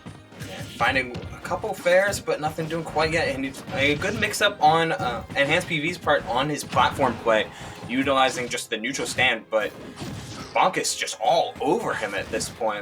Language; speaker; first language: English; native; English